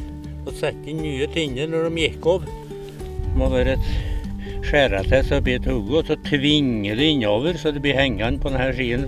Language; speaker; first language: Norwegian; native; Norwegian